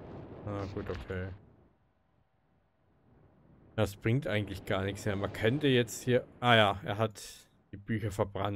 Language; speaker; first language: German; native; German